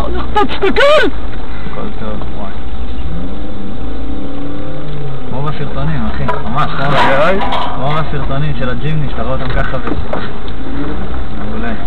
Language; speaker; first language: Hebrew; native; Hebrew